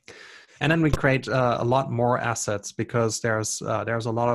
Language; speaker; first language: English; non-native, fluent; German